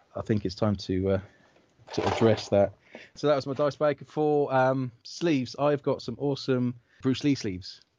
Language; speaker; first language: English; native; English